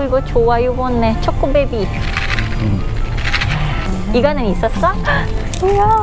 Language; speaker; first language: Korean; non-native, learner; Thai